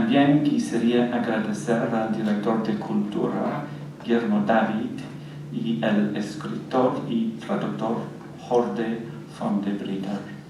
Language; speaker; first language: Spanish; non-native, fluent; English